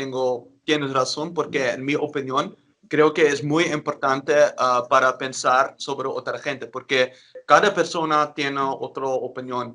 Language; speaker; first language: Spanish; non-native, learner; Dutch